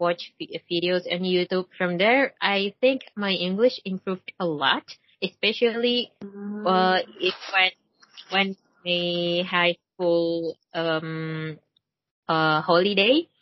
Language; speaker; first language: English; non-native, learner; Indonesian